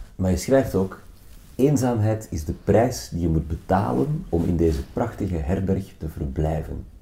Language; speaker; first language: Dutch; native; Dutch